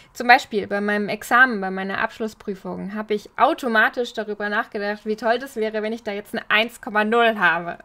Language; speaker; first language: German; native; German